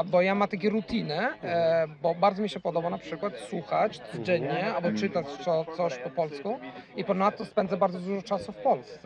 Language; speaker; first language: Polish; non-native, fluent; Italian